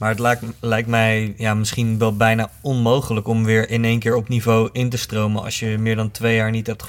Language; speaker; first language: Dutch; native; Dutch